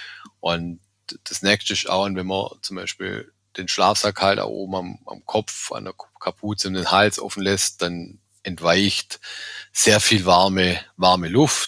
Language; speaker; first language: German; native; German